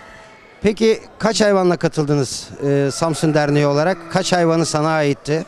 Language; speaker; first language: Turkish; native; Turkish